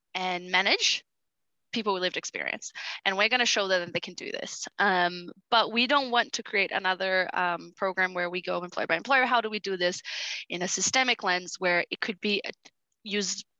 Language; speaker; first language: English; early bilingual, other home language; Portuguese